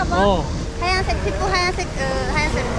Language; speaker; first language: Korean; non-native, fluent; Armenian